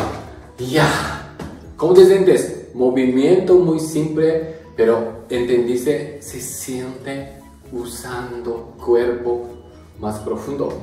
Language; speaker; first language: Spanish; non-native, learner; Japanese